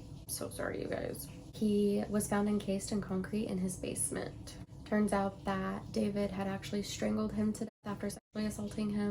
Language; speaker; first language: English; native; English